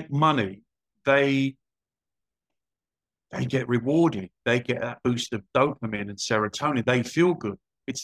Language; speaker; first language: English; native; English